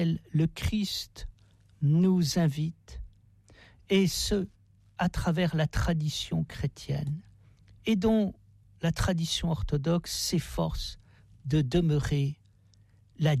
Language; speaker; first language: French; native; French